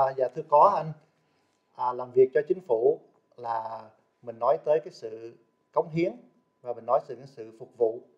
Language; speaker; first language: Vietnamese; early bilingual, heritage; Vietnamese